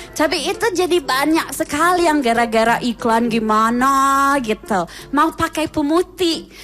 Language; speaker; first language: Indonesian; non-native, fluent; English